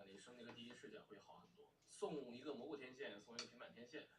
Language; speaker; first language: Chinese; native; Chinese